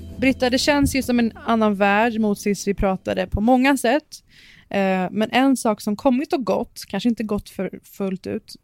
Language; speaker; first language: Swedish; early bilingual, other home language; Persian